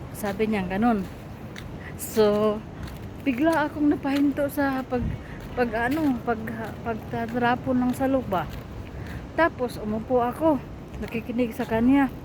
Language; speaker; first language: Filipino; non-native, local second language; Cebuano